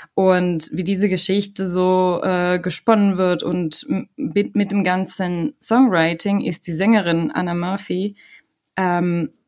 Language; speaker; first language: German; non-native, fluent; Spanish